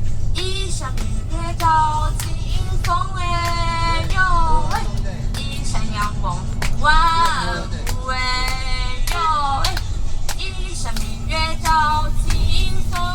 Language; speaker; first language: Chinese; native; Chinese